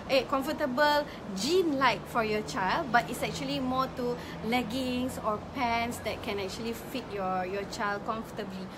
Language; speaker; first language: English; non-native, local second language; Malay